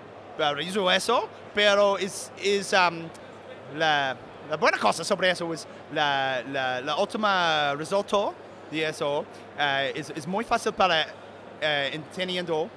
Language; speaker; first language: Spanish; non-native, learner; English